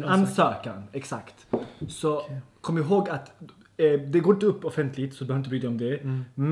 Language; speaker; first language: Swedish; native; Swedish